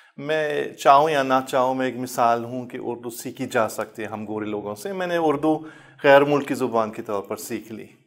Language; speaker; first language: Urdu; non-native, fluent; German